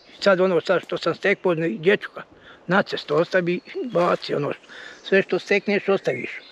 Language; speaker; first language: Bosnian; native; Bosnian